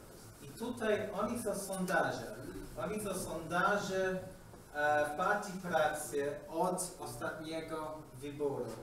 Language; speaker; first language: Polish; non-native, learner; English